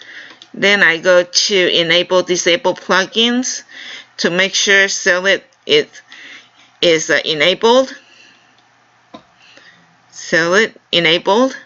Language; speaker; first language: English; non-native, fluent; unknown